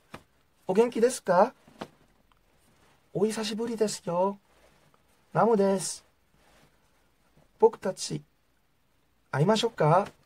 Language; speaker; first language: Japanese; non-native, learner; Korean